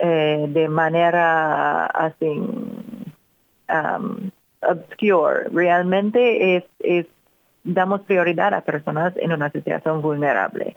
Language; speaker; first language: Spanish; non-native, fluent; English